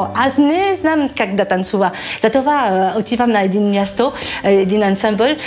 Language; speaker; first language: Bulgarian; non-native, learner; French